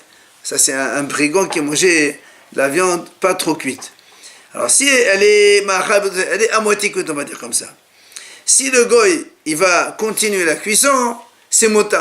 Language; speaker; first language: French; native; French